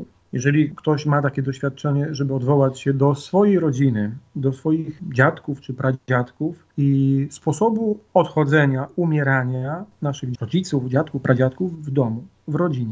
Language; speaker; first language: Polish; native; Polish